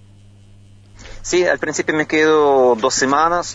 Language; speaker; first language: Spanish; non-native, fluent; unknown